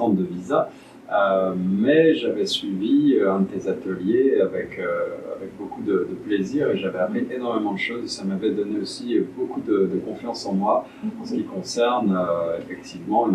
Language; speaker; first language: French; native; French